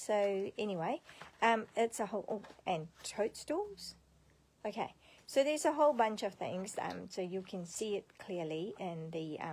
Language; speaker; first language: English; native; English